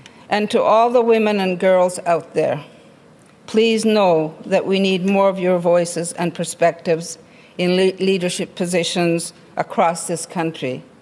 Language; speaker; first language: English; non-native, local second language; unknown